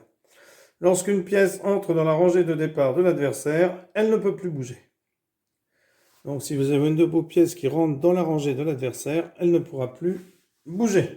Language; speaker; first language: French; native; French